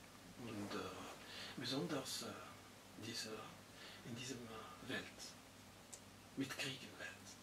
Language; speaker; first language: German; non-native, learner; Arabic